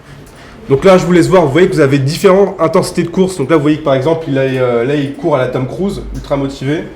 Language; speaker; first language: French; native; French